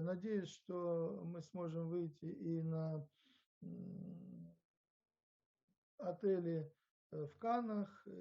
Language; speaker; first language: Russian; native; Russian